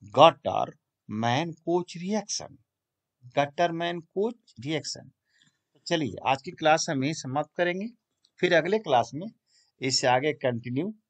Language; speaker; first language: Hindi; native; Hindi